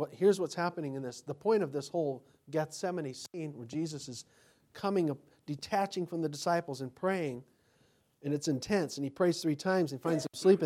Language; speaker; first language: English; native; English